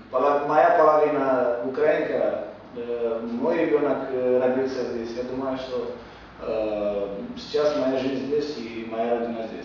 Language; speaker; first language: Russian; non-native, fluent; Romanian